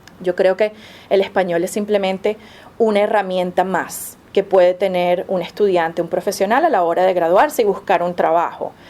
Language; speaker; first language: Spanish; native; Spanish